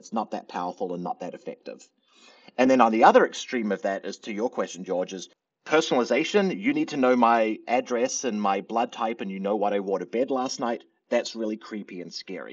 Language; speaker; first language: English; native; English